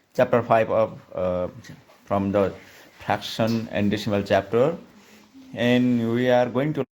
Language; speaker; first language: English; non-native, local second language; Nepali